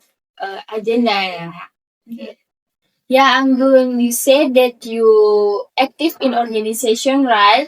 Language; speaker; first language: English; non-native, learner; Indonesian